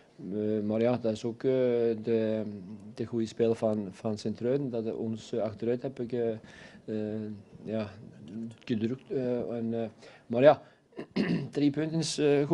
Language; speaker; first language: Dutch; non-native, fluent; Icelandic